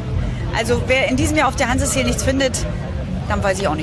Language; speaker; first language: German; native; German